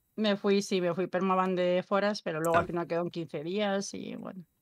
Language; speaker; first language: Spanish; native; Spanish